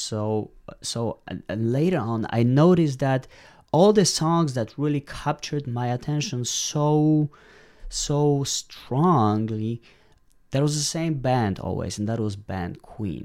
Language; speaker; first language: English; non-native, fluent; Polish